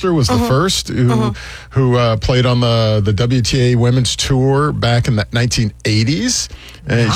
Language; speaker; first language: English; native; English